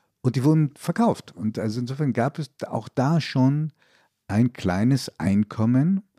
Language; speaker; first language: German; early bilingual, other home language; Italian